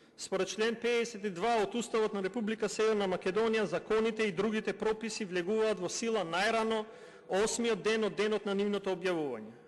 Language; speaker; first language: Macedonian; non-native, local second language; Albanian